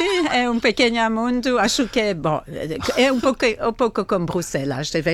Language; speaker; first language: Portuguese; non-native, fluent; French